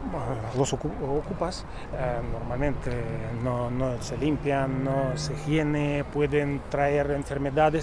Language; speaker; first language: Spanish; non-native, fluent; Russian